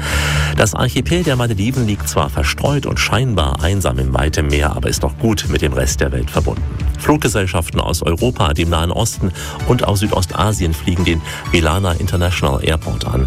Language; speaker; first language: German; native; German